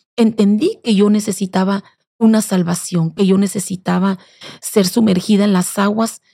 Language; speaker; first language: Spanish; native; Spanish